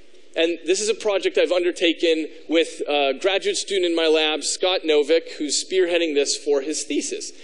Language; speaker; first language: English; native; English